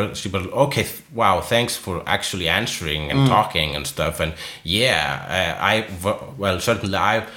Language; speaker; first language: English; non-native, fluent; Icelandic